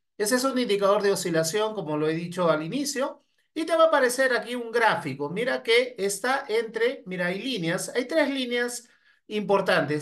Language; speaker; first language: Spanish; native; Spanish